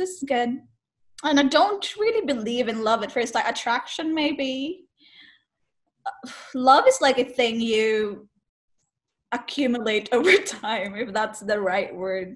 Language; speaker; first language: English; non-native, local second language; Cebuano